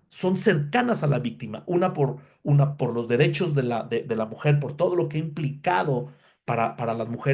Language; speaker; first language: Spanish; native; Spanish